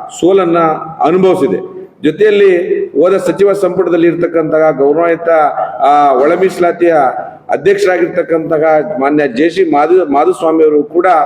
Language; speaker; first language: Kannada; native; Kannada